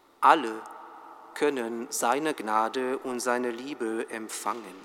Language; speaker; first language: German; non-native, fluent; French